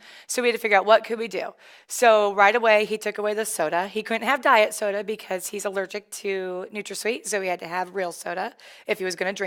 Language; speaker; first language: English; native; English